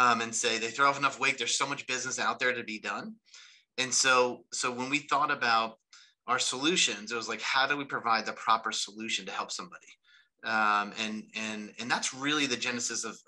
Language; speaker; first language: English; native; English